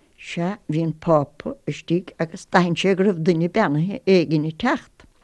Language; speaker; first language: Irish; native; Irish